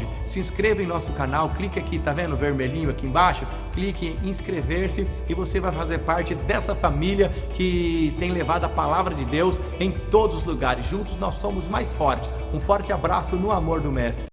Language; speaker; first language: Portuguese; native; Portuguese